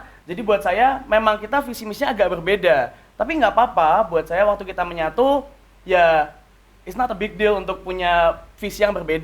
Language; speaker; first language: Indonesian; native; Indonesian